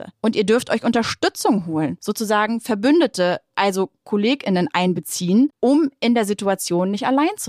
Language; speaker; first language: German; native; German